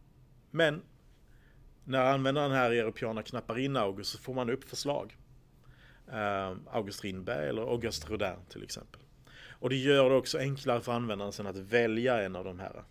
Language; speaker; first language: Swedish; native; Swedish